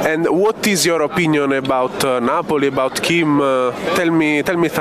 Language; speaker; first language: English; non-native, fluent; Italian